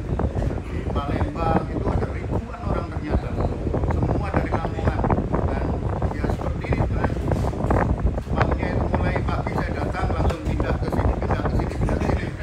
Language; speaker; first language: Indonesian; native; Indonesian